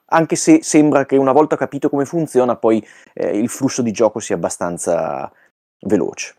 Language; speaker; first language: Italian; native; Italian